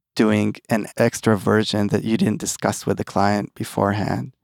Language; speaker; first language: English; early bilingual, other home language; Hebrew